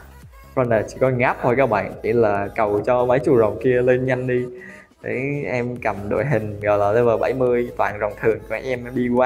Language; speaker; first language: Vietnamese; native; Vietnamese